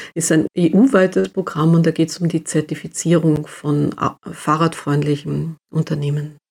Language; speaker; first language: German; native; German